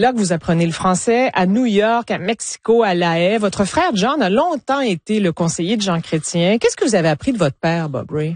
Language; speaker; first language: French; native; French